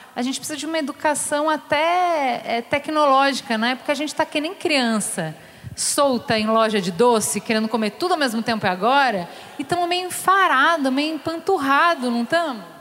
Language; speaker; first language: Portuguese; native; Portuguese